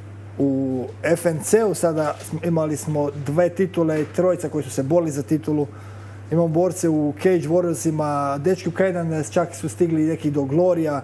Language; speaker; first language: Croatian; native; Croatian